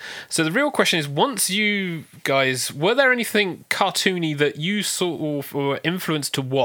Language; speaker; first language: English; native; English